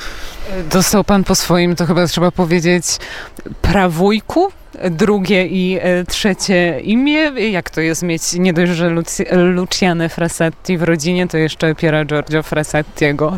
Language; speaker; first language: Polish; native; Polish